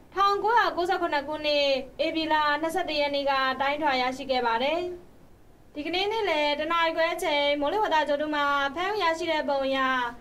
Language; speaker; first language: Burmese; native; Burmese